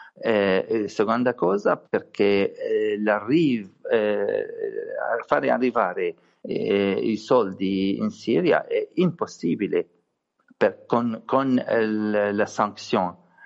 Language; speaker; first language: Italian; non-native, fluent; Arabic